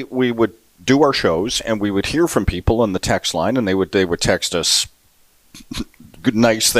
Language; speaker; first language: English; native; English